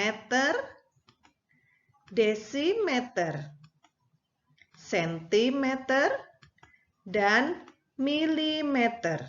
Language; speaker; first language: Indonesian; native; Indonesian